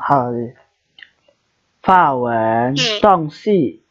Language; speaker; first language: Chinese; non-native, learner; Indonesian